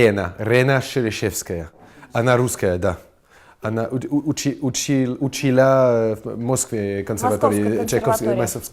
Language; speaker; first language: Russian; non-native, learner; French